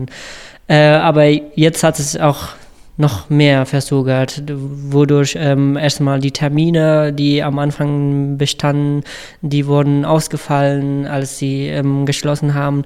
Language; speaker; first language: German; non-native, fluent; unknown